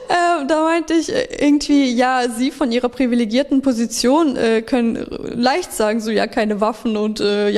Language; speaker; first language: German; early bilingual, other home language; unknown